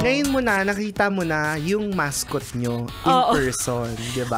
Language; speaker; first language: Filipino; native; Filipino